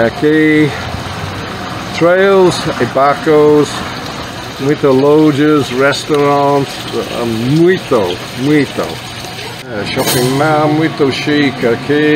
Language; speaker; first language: Portuguese; non-native, learner; English